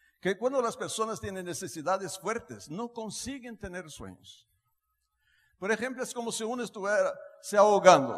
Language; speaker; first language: Spanish; non-native, fluent; Portuguese